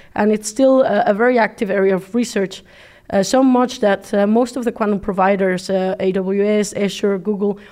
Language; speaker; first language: English; non-native, fluent; Spanish